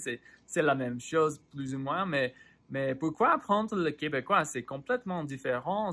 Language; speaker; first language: French; non-native, fluent; English